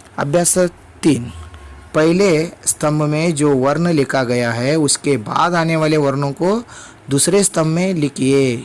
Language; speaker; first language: Hindi; non-native, local second language; Kannada